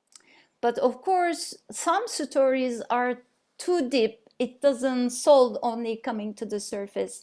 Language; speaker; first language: English; non-native, fluent; Turkish